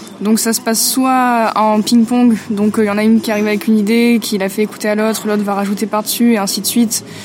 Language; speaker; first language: French; native; French